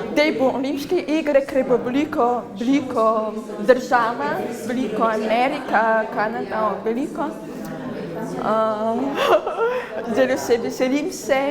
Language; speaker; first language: Slovenian; non-native, learner; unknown